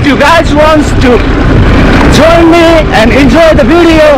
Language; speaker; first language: English; non-native, learner; Nepali